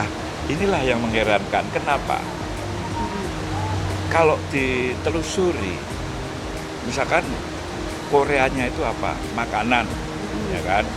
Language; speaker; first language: Indonesian; native; Indonesian